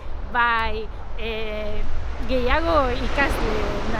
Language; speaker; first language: Basque; non-native, learner; Spanish